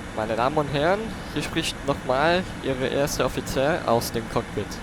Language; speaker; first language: German; non-native, learner; English